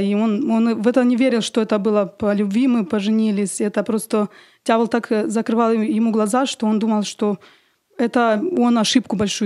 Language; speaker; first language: Russian; early bilingual, heritage; Russian